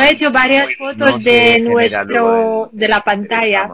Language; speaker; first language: Spanish; non-native, fluent; Ukrainian